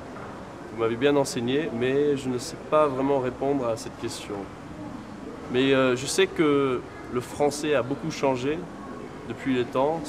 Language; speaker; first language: French; non-native, fluent; English